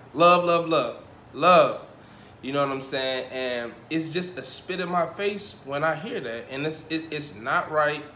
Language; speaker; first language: English; native; English